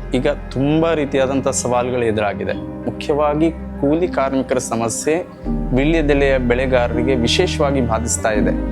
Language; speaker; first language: Kannada; native; Kannada